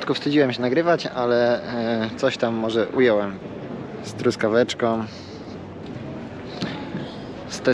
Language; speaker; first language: Polish; native; Polish